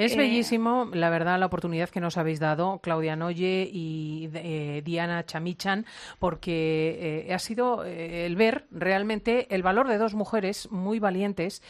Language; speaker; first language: Spanish; native; Spanish